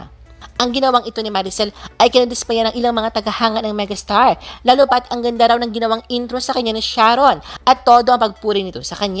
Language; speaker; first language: Filipino; native; Filipino